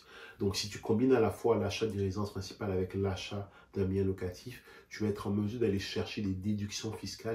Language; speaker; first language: French; native; French